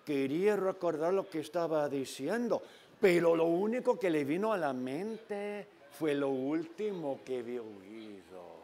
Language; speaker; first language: Spanish; non-native, fluent; English